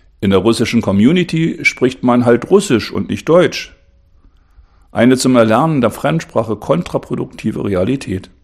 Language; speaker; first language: German; native; German